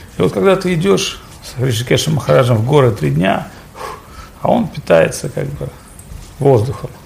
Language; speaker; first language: Russian; native; Russian